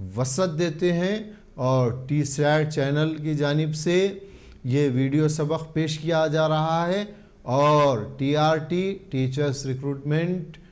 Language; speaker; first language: Urdu; native; Urdu